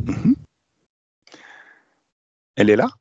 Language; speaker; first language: French; native; French